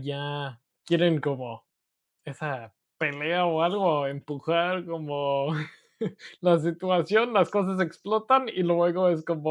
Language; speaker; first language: Spanish; non-native, learner; English